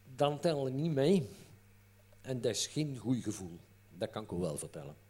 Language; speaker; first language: Dutch; native; Dutch